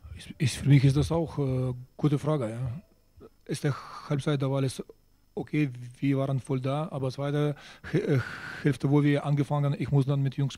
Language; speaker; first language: German; non-native, fluent; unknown